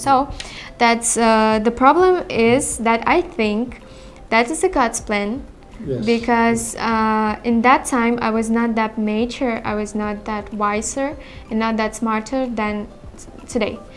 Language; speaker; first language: English; non-native, learner; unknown